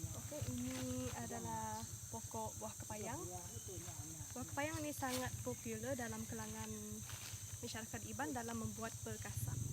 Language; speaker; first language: Malay; non-native, local second language; Iban